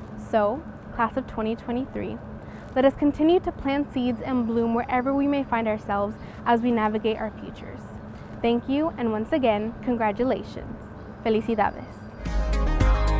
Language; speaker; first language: English; early bilingual, other home language; Spanish